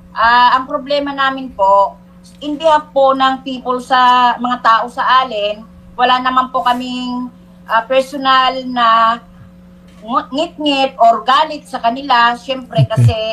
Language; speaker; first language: Filipino; non-native, local second language; Waray